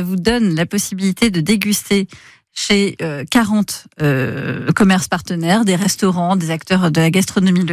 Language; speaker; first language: French; native; French